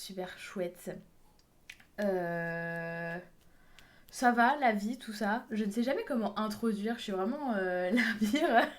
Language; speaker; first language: French; native; French